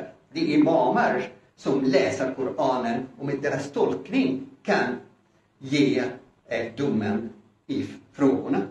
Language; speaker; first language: Swedish; non-native, fluent; Arabic